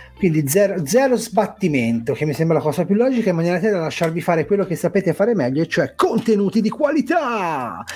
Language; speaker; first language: Italian; native; Italian